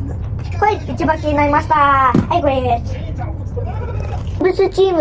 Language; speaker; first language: Japanese; early bilingual, other home language; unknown